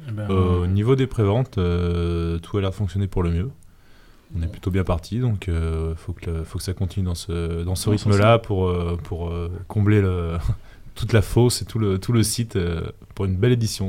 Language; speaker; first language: French; native; French